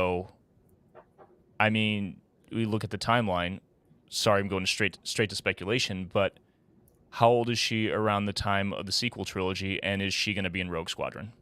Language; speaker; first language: English; native; English